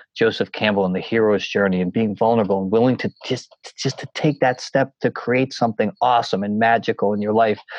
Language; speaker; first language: English; native; English